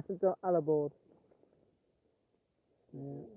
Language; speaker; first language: French; non-native, learner; English